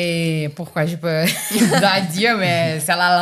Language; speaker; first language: French; non-native, learner; Portuguese